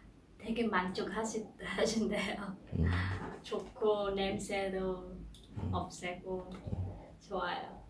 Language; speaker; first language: Korean; non-native, fluent; Khmer